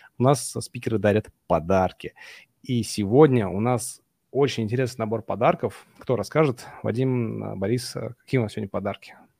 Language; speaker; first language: Russian; native; Russian